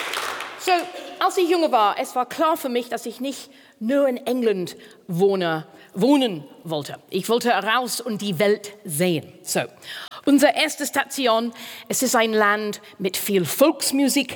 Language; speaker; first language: German; non-native, fluent; English